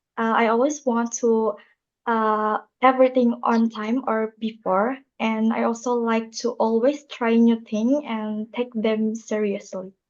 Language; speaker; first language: English; non-native, learner; Indonesian